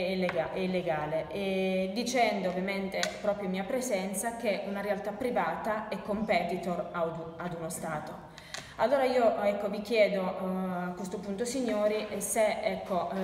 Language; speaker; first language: Italian; native; Italian